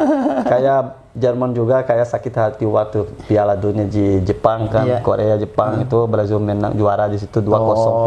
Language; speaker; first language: Indonesian; non-native, fluent; Portuguese